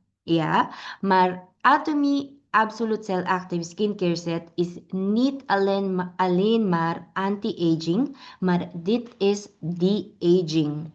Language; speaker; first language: Dutch; non-native, learner; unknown